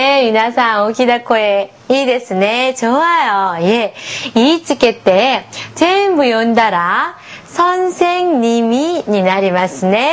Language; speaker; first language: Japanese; non-native, fluent; Korean